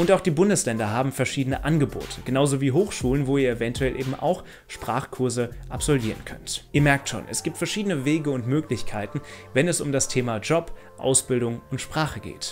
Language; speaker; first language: German; native; German